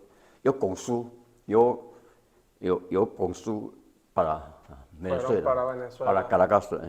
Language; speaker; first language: Spanish; non-native, learner; Chinese